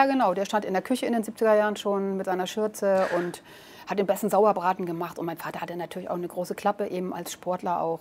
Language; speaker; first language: German; native; German